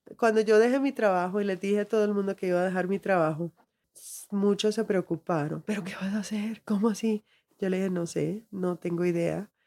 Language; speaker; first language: Spanish; early bilingual, heritage; Spanish